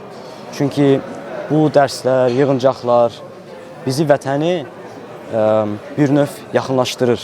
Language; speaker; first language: Azerbaijani; non-native, fluent; German